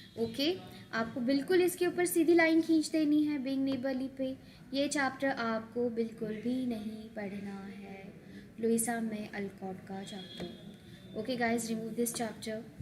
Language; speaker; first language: Hindi; non-native, local second language; Marathi